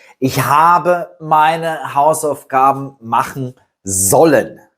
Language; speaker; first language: German; non-native, fluent; Polish